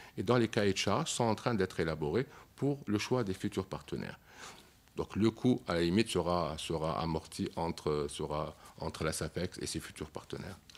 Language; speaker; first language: French; non-native, local second language; Arabic